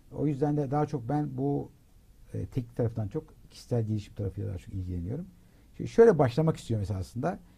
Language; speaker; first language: Turkish; early bilingual, heritage; Turkish